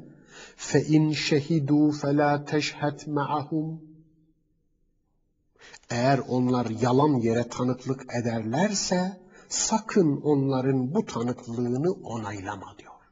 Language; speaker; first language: Turkish; native; Turkish